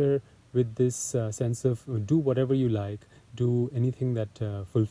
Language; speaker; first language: English; non-native, local second language; Hindi